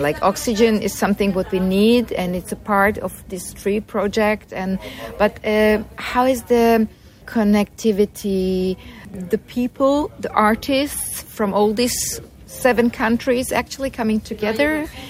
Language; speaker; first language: English; non-native, fluent; German